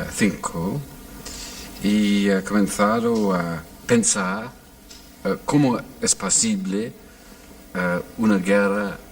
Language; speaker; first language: Spanish; non-native, fluent; English